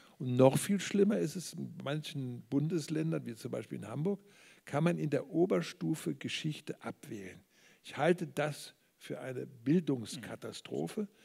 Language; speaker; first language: German; native; German